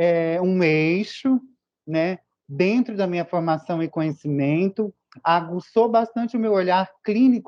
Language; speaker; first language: Portuguese; native; Portuguese